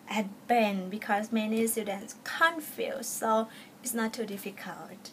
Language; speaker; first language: English; non-native, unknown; Thai